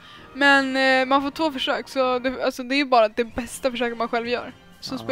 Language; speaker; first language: Swedish; native; Swedish